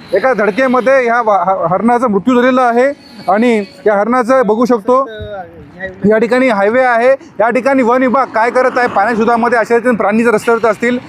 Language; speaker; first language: Marathi; native; Marathi